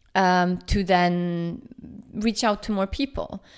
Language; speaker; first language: English; non-native, fluent; Swedish